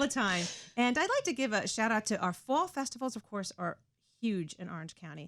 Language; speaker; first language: English; native; English